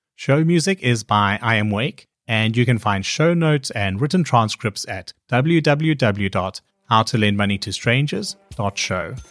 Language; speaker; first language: English; native; English